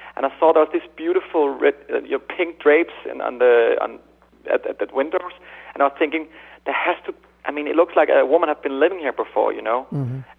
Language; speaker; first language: English; non-native, fluent; Danish